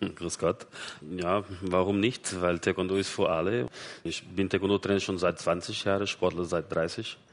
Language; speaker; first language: German; non-native, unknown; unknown